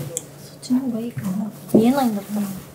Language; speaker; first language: Japanese; native; Japanese